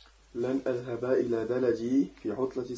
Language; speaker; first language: Arabic; non-native, learner; French